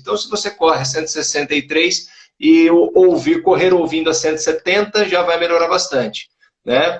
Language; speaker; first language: Portuguese; native; Portuguese